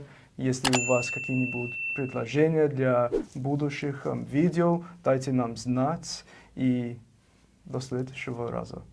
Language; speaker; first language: Russian; non-native, fluent; English